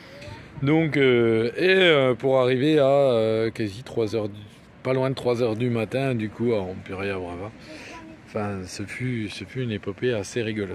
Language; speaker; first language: French; native; French